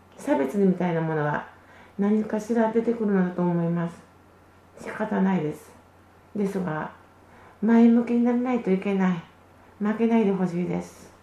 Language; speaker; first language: Japanese; early bilingual, other home language; Vietnamese